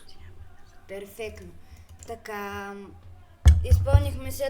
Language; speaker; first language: Bulgarian; native; Bulgarian